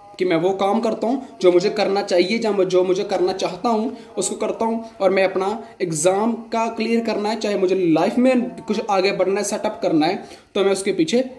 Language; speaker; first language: Hindi; non-native, local second language; Punjabi